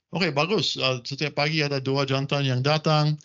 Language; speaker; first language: Indonesian; non-native, fluent; English